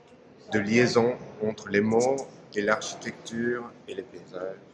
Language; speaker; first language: French; non-native, fluent; Turkish